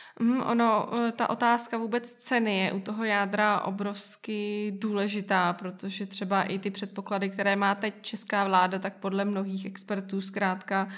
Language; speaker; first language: Czech; native; Czech